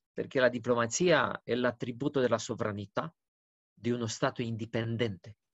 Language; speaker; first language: Italian; non-native, fluent; Romanian